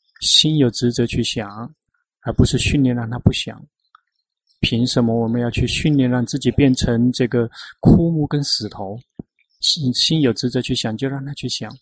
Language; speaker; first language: Chinese; non-native, fluent; Thai